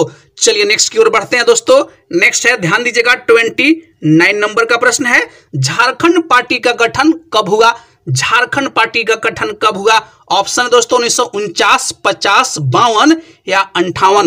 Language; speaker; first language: Hindi; native; Hindi